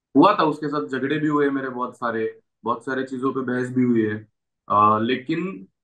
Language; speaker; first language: Hindi; non-native, local second language; Marathi